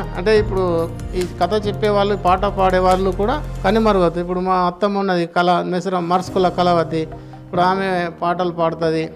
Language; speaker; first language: Telugu; non-native, local second language; Gondi